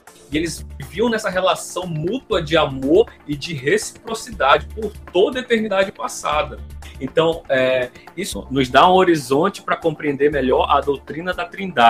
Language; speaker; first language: Portuguese; native; Portuguese